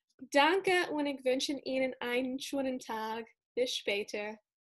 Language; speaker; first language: German; non-native, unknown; English